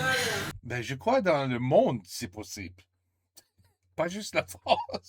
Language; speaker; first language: French; non-native, learner; English